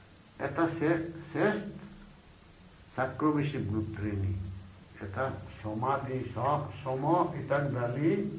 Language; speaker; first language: Russian; non-native, learner; Bangla